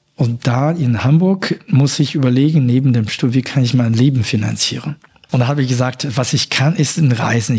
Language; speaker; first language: German; non-native, fluent; Chinese